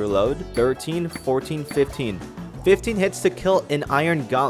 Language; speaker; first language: English; native; English